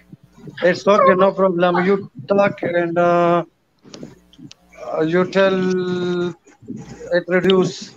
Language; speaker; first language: English; non-native, learner; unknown